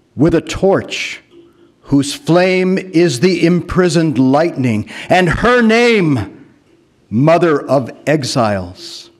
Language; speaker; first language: English; early bilingual, other home language; Spanish